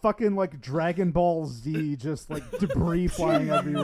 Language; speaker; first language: English; native; English